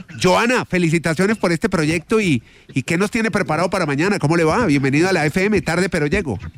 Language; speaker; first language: Spanish; native; Spanish